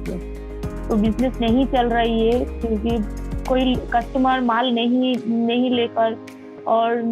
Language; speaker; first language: Hindi; non-native, local second language; Bangla